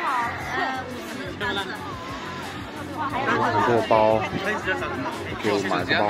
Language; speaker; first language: Chinese; non-native, learner; English